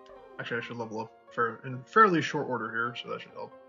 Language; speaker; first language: English; native; English